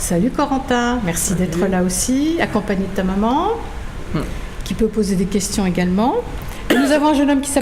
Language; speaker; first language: French; native; French